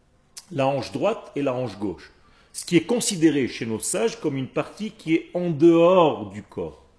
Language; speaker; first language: French; native; French